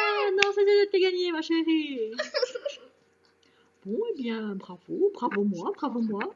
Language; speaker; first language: French; native; French